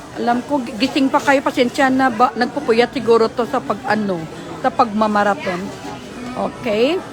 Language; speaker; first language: Filipino; non-native, local second language; Hiligaynon